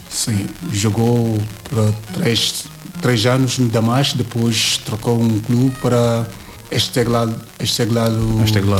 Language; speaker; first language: Portuguese; non-native, learner; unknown